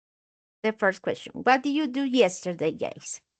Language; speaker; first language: English; non-native, learner; Spanish